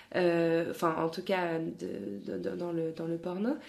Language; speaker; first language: French; native; French